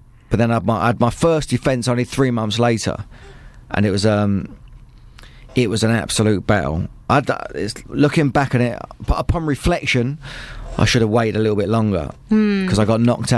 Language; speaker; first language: English; native; English